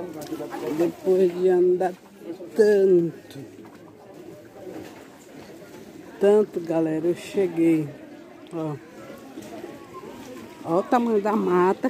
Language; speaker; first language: Portuguese; native; Portuguese